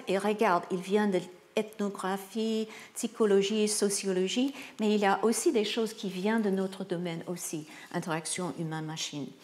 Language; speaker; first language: French; non-native, fluent; English